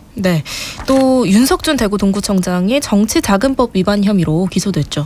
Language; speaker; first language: Korean; native; Korean